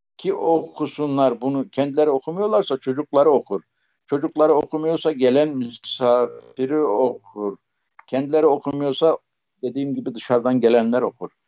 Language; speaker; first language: Turkish; native; Turkish